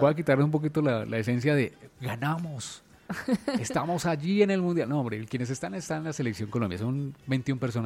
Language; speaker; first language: Spanish; native; Spanish